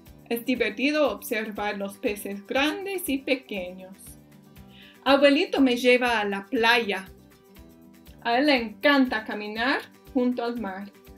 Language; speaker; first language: Spanish; non-native, fluent; English